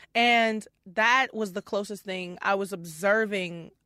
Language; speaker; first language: English; native; English